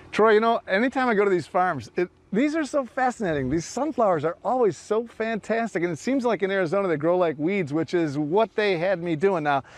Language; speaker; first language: English; native; English